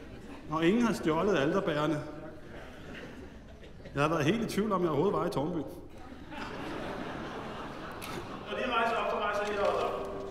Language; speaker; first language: Danish; native; Danish